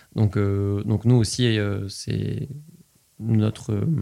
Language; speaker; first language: French; native; French